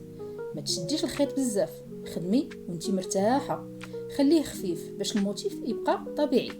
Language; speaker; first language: Arabic; native; Arabic